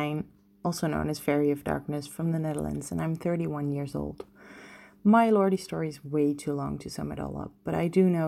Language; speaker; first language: English; non-native, fluent; French